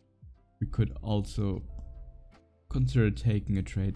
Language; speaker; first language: English; non-native, fluent; German